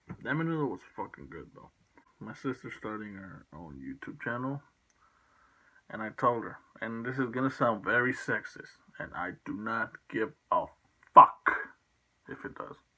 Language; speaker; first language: English; early bilingual, other home language; Spanish